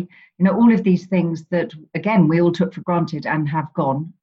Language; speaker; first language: English; native; English